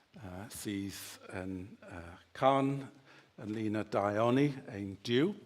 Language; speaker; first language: Welsh; native; Welsh